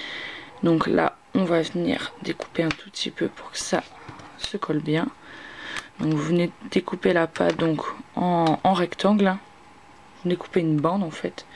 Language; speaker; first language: French; native; French